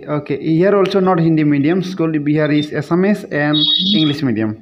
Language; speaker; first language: English; non-native, local second language; Assamese